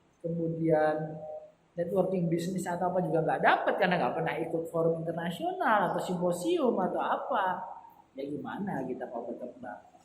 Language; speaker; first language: Indonesian; native; Indonesian